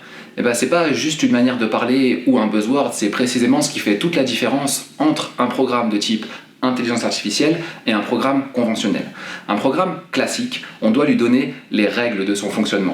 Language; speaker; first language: French; native; French